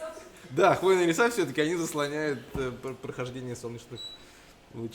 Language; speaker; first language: Russian; native; Russian